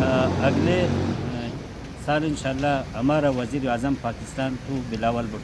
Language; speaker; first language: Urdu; non-native, local second language; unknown